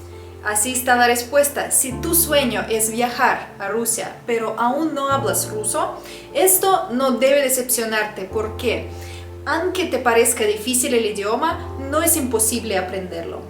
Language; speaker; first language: Spanish; non-native, fluent; Russian